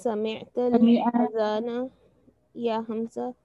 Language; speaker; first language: Arabic; non-native, learner; Urdu